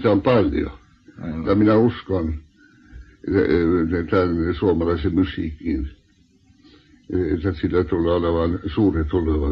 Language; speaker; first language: Finnish; non-native, local second language; Swedish